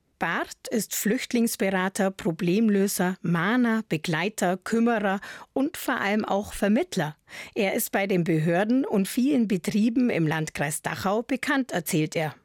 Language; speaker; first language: German; native; German